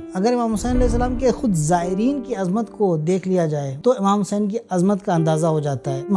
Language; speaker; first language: Urdu; native; Urdu